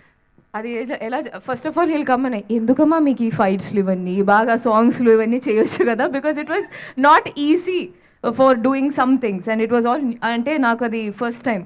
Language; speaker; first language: Telugu; non-native, learner; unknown